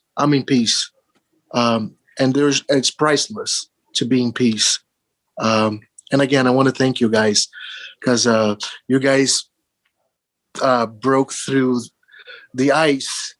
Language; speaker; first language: English; early bilingual, other home language; Portuguese